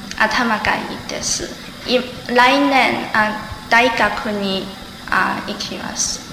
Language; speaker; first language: Japanese; non-native, learner; Chinese